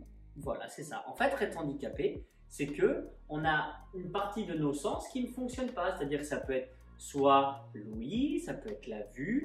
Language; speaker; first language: French; native; French